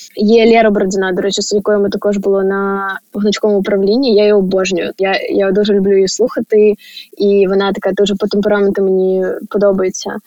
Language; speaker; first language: Ukrainian; native; Ukrainian